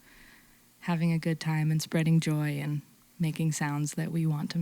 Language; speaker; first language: English; native; English